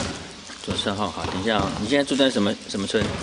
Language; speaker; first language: Chinese; native; Chinese